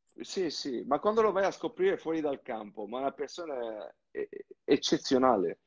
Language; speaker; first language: Italian; non-native, fluent; French